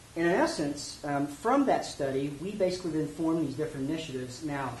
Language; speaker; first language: English; native; English